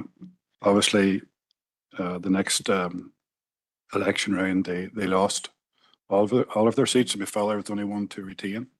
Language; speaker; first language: English; native; English